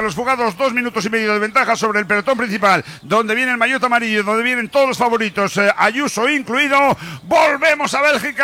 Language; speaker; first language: Spanish; native; Spanish